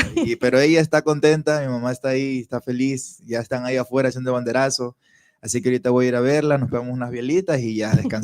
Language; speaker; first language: Spanish; native; Spanish